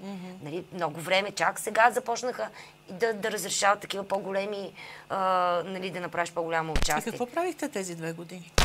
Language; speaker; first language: Bulgarian; native; Bulgarian